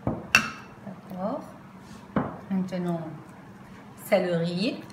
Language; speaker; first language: French; non-native, fluent; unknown